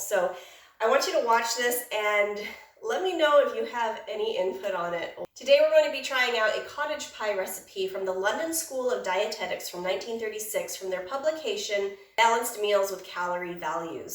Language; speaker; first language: English; native; English